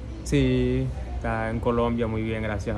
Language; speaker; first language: Portuguese; non-native, learner; Spanish